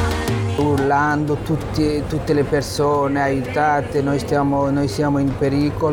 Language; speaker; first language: Italian; non-native, fluent; Bangla